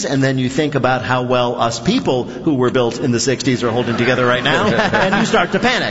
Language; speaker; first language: English; native; English